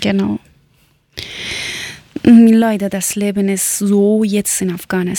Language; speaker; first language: German; non-native, learner; Persian